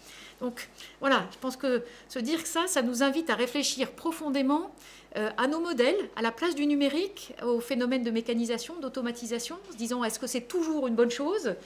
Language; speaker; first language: French; native; French